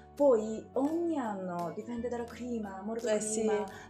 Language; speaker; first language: Italian; non-native, learner; Japanese